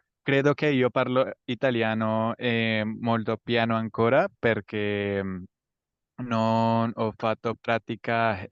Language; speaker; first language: Italian; non-native, learner; Spanish